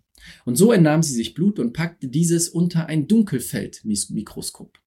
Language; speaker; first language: German; native; German